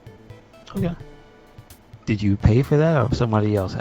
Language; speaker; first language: English; native; English